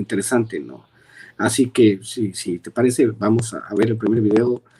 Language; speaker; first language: Spanish; native; Spanish